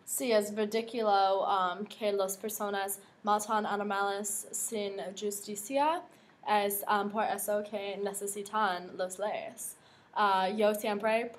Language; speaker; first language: Spanish; non-native, learner; English